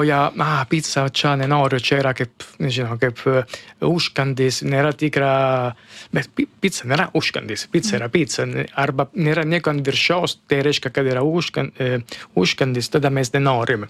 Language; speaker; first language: Lithuanian; non-native, learner; Italian